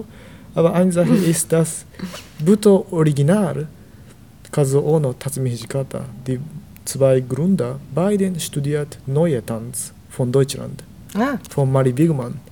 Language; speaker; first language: German; non-native, learner; Japanese